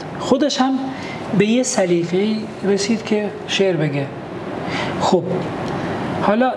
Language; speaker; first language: Persian; non-native, fluent; Albanian